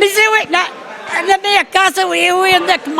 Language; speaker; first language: Portuguese; early bilingual, heritage; Portuguese